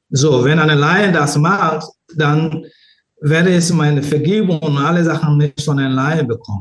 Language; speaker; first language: German; non-native, learner; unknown